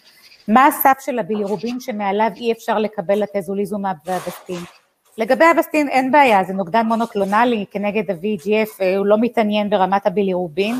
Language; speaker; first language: Hebrew; native; Hebrew